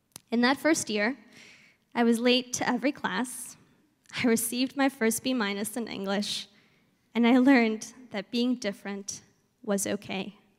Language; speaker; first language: English; early bilingual, other home language; Spanish